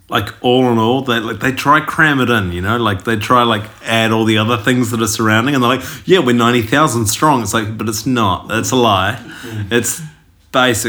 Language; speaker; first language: English; native; English